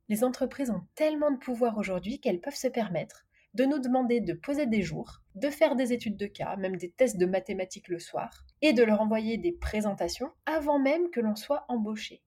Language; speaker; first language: French; native; French